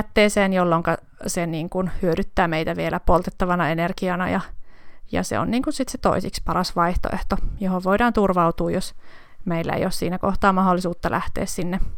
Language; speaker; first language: Finnish; native; Finnish